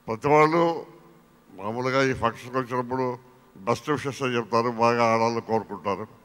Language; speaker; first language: Telugu; native; Telugu